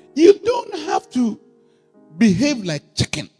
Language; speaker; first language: English; non-native, local second language; Akan